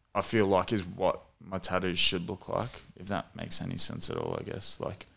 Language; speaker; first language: English; native; English